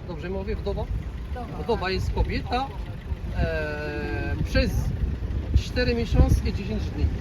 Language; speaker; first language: Polish; non-native, learner; Arabic